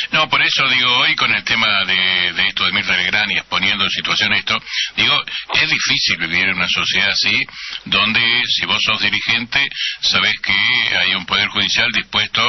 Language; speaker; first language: Spanish; native; Spanish